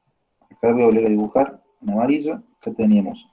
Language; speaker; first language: Spanish; native; Spanish